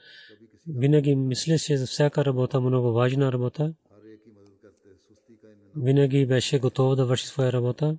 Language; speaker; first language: Bulgarian; non-native, learner; Urdu